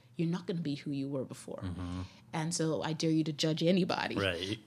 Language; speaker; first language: English; native; English